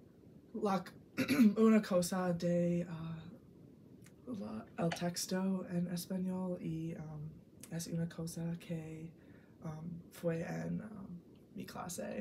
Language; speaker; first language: Spanish; non-native, learner; English